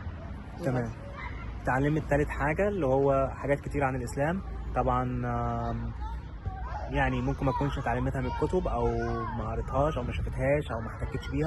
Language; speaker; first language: Arabic; native; Arabic